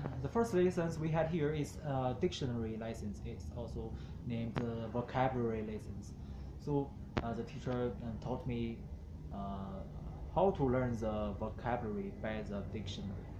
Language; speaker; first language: English; non-native, learner; Chinese